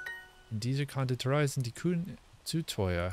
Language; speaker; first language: German; non-native, learner; English